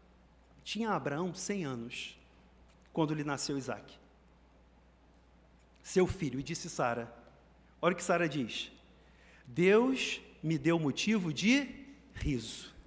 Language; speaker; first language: Portuguese; native; Portuguese